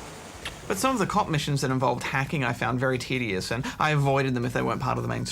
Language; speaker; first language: English; native; English